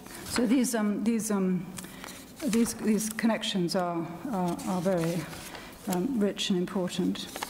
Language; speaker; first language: English; early bilingual, other home language; Italian